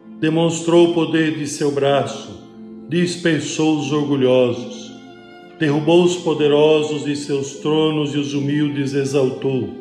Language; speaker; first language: Portuguese; native; Portuguese